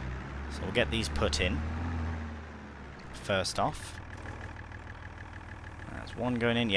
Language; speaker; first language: English; native; English